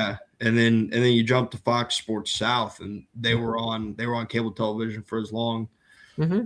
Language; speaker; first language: English; native; English